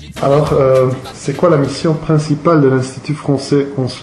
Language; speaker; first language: French; non-native, learner; Slovenian